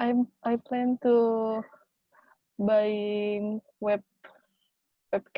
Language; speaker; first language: English; non-native, learner; Indonesian